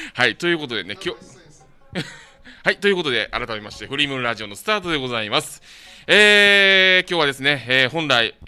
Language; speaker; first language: Japanese; native; Japanese